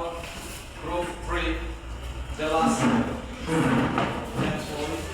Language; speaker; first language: English; non-native, learner; Indonesian